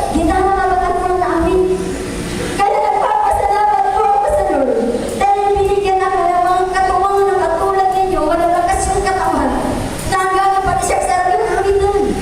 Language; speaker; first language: Filipino; native; Filipino